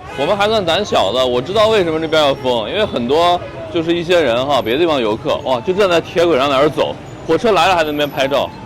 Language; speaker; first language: Chinese; native; Chinese